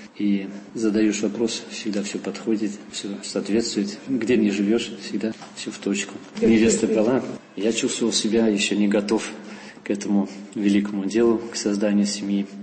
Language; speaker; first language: Russian; non-native, fluent; Dutch